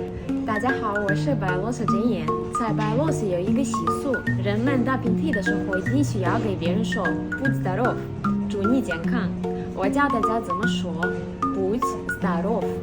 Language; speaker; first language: Chinese; non-native, fluent; Russian